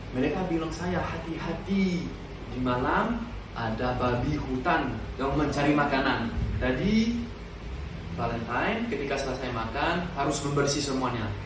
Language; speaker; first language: Indonesian; non-native, learner; French